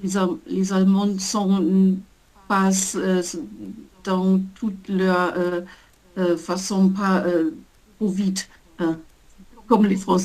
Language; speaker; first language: French; non-native, learner; German